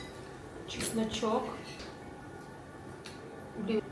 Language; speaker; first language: Russian; native; Russian